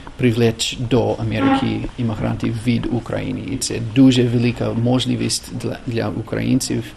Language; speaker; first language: Ukrainian; non-native, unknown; English